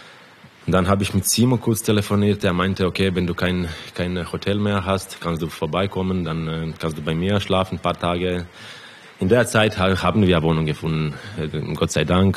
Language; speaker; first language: German; non-native, fluent; Croatian